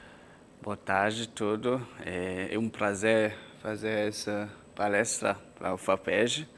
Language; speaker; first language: Portuguese; non-native, fluent; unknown